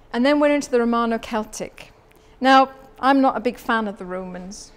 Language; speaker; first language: English; native; English